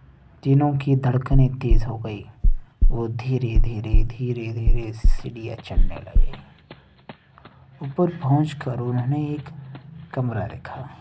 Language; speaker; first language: Hindi; native; Hindi